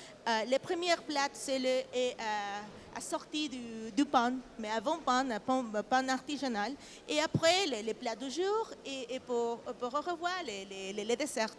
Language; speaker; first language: French; non-native, learner; Spanish